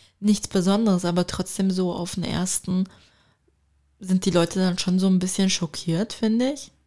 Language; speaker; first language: German; early bilingual, other home language; Turkish